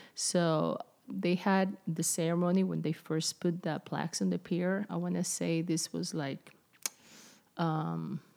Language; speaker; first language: English; non-native, fluent; Spanish